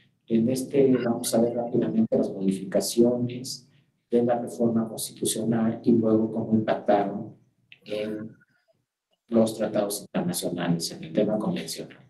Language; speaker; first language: Spanish; native; Spanish